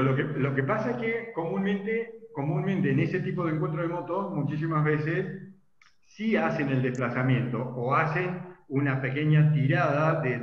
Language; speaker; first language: Spanish; native; Spanish